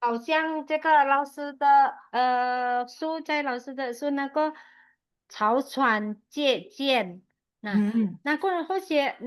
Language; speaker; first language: Chinese; non-native, learner; Indonesian